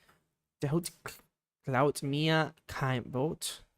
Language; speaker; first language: German; non-native, learner; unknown